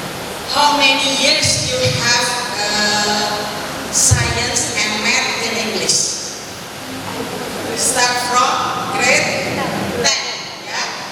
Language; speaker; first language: English; non-native, fluent; Indonesian